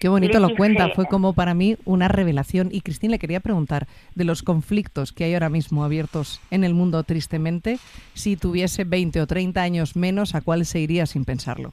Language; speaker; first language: Spanish; native; Spanish